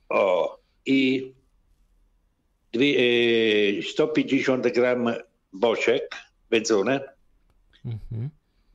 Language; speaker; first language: Polish; non-native, learner; Italian